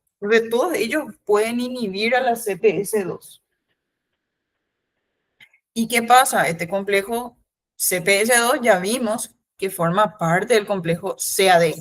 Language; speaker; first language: Spanish; native; Spanish